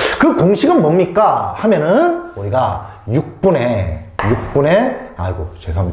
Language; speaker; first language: Korean; native; Korean